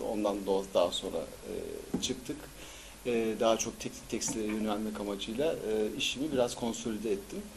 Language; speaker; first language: Turkish; early bilingual, heritage; Turkish